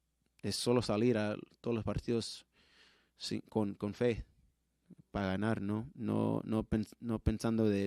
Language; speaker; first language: Spanish; early bilingual, heritage; Spanish